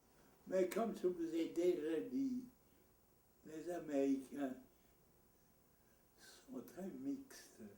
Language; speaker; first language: French; non-native, fluent; English